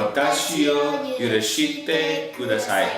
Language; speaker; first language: Japanese; non-native, learner; English